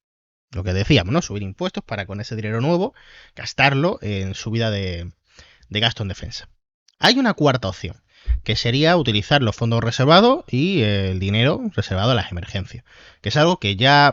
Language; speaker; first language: Spanish; native; Spanish